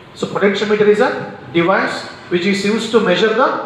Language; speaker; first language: English; non-native, local second language; Kannada